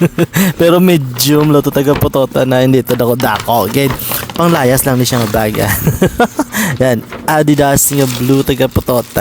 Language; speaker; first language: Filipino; non-native, local second language; Hiligaynon